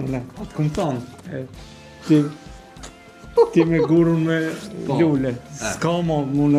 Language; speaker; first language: Albanian; native; Albanian